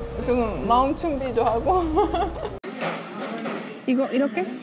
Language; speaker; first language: Korean; non-native, fluent; Estonian